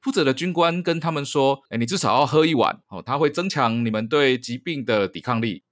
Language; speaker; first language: Chinese; native; Chinese